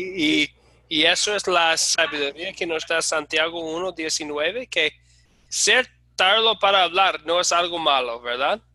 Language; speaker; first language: Spanish; non-native, fluent; English